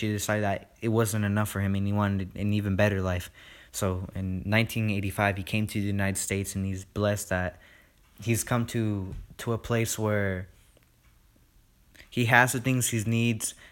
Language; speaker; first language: English; early bilingual, other home language; Spanish